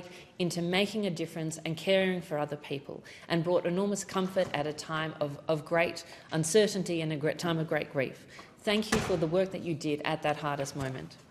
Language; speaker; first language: English; native; English